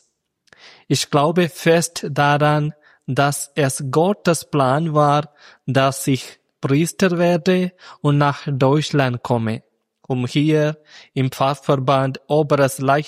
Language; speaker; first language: German; non-native, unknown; Malayalam